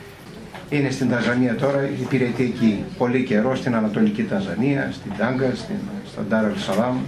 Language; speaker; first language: Greek; native; Greek